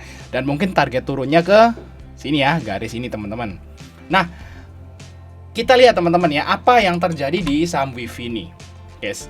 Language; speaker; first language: Indonesian; native; Indonesian